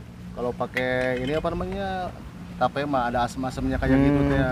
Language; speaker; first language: Indonesian; non-native, local second language; Sundanese